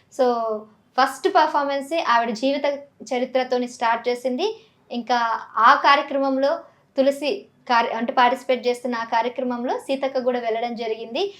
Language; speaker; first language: Telugu; native; Telugu